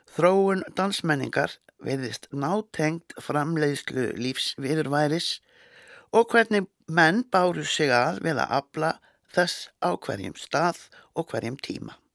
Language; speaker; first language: Icelandic; native; Icelandic